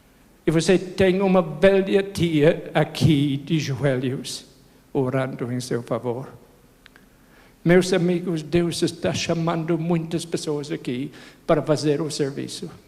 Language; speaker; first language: Portuguese; non-native, fluent; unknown